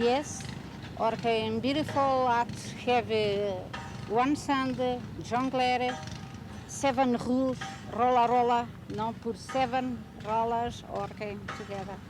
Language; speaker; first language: English; non-native, learner; Portuguese